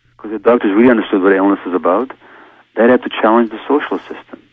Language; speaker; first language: English; early bilingual, other home language; Hungarian